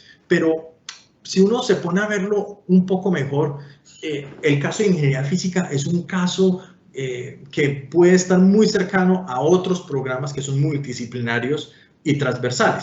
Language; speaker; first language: Spanish; native; Spanish